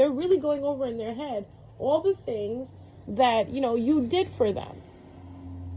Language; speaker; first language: English; native; English